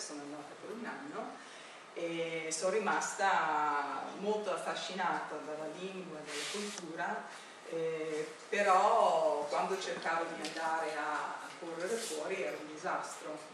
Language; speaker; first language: Italian; non-native, fluent; English